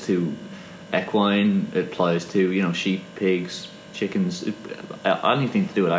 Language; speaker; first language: English; native; English